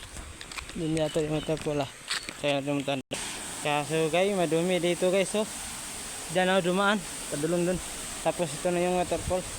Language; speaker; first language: Filipino; non-native, local second language; Cebuano